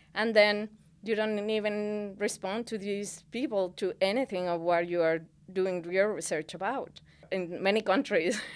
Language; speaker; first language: English; non-native, fluent; Spanish